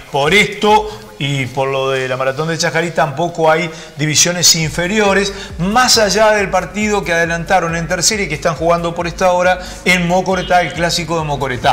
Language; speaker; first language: Spanish; native; Spanish